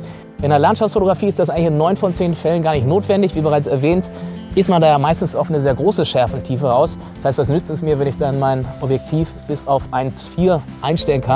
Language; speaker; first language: German; native; German